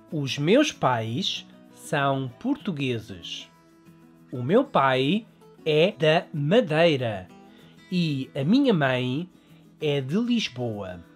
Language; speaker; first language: Portuguese; early bilingual, other home language; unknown